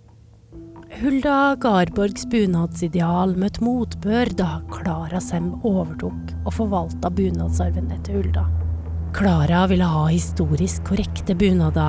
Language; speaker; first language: Norwegian; native; Norwegian